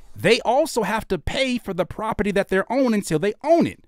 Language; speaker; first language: English; native; English